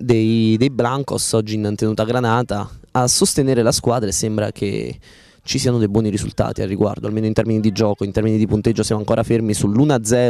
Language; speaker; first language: Italian; native; Italian